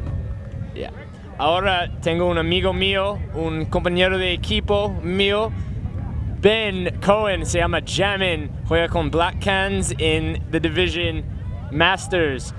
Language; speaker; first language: Spanish; non-native, learner; English